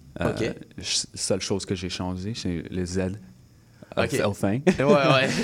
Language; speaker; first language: French; non-native, local second language; English